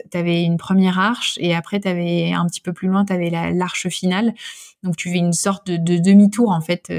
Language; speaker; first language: French; native; French